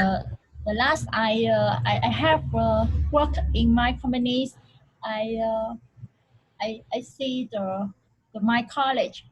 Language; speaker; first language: English; non-native, learner; Vietnamese